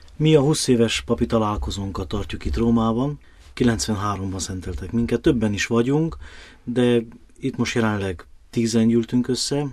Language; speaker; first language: Hungarian; native; Hungarian